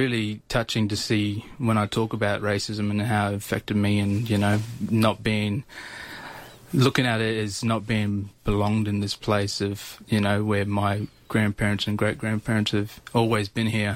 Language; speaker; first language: English; native; English